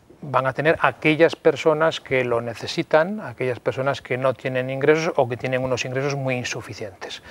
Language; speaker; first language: Spanish; native; Spanish